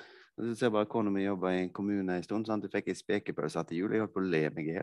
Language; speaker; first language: Norwegian; native; Norwegian